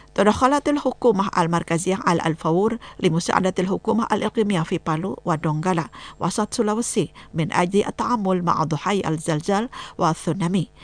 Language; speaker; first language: Arabic; non-native, fluent; Indonesian